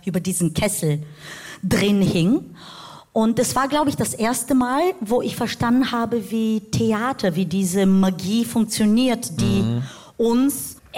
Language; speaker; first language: German; non-native, fluent; Bulgarian